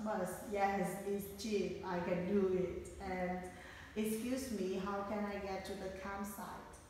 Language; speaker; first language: English; non-native, fluent; Vietnamese